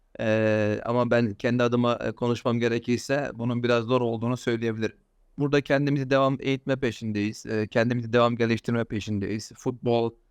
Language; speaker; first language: Turkish; early bilingual, heritage; Turkish